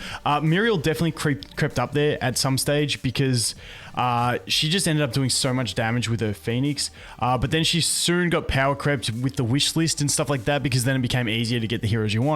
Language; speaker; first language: English; native; English